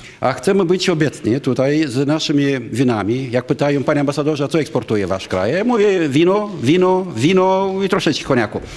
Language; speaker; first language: Polish; non-native, fluent; Romanian